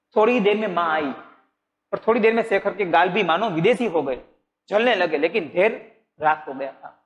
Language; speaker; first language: Hindi; non-native, local second language; Gujarati